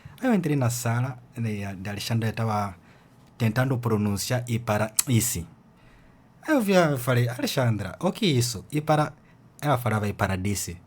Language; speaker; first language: Portuguese; non-native, fluent; Ganda